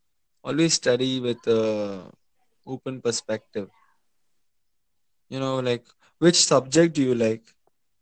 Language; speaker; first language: English; non-native, local second language; Hindi